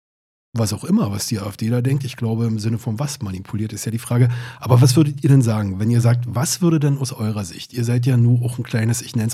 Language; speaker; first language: German; native; German